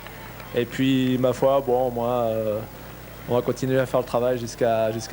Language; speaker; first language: French; native; French